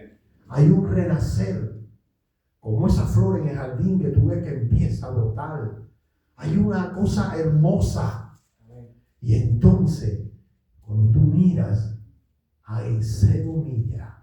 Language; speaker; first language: Spanish; native; Spanish